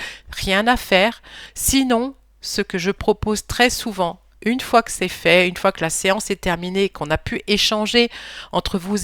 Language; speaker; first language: French; native; French